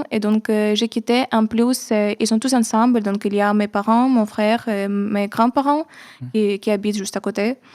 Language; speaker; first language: French; non-native, fluent; Ukrainian